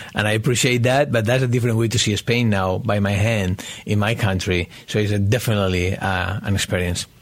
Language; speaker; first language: English; non-native, fluent; Spanish